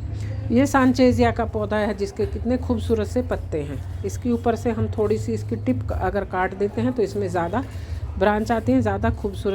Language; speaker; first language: Hindi; native; Hindi